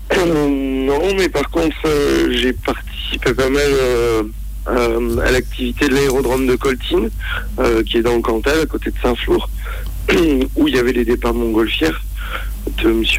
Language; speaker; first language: French; native; French